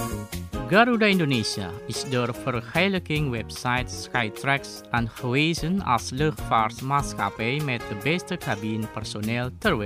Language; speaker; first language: Dutch; non-native, fluent; Indonesian